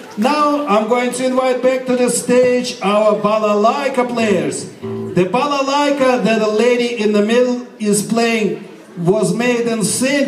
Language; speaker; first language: English; non-native, fluent; Russian